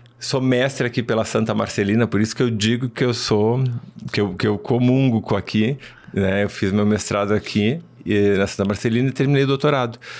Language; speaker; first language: Portuguese; early bilingual, other home language; Spanish